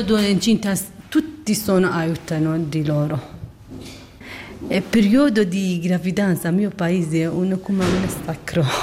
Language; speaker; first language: Italian; non-native, learner; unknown